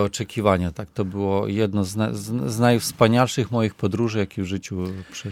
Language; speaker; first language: Polish; non-native, fluent; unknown